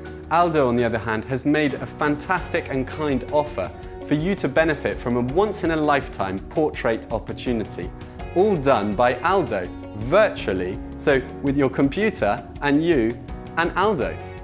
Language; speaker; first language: English; early bilingual, other home language; French